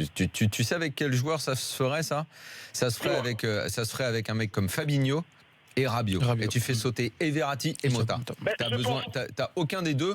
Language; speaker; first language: French; native; French